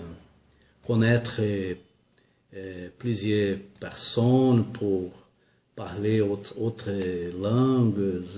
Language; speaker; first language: French; non-native, learner; Portuguese